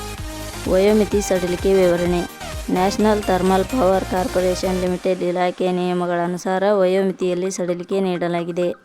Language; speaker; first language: Kannada; native; Kannada